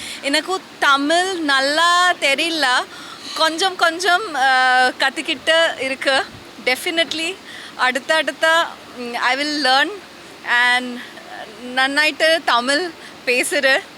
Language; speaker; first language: Tamil; non-native, learner; Malayalam